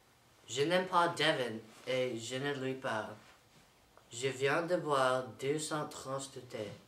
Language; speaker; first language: French; non-native, learner; English